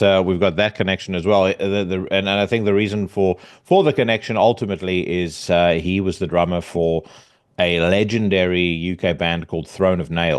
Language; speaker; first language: English; native; English